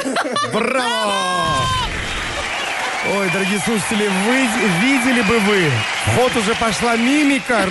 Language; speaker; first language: Russian; native; Russian